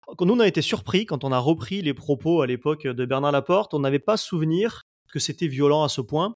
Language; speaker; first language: French; native; French